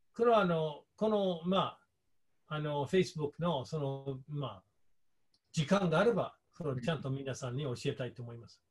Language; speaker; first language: Japanese; non-native, fluent; English